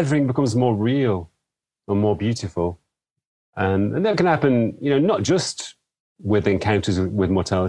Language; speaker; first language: English; native; English